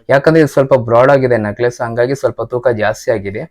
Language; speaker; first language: Kannada; non-native, local second language; Telugu